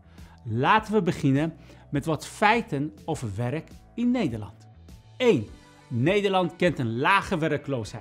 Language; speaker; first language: Dutch; non-native, fluent; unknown